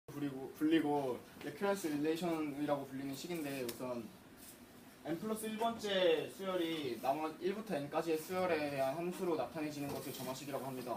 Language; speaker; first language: Korean; native; Korean